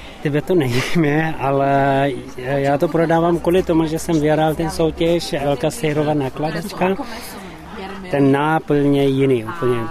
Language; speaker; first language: Czech; non-native, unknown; Tibetan